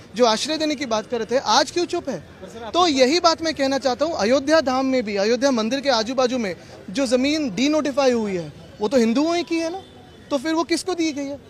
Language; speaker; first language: Hindi; non-native, local second language; Marathi